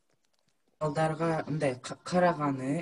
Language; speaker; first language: Kyrgyz; non-native, local second language; Russian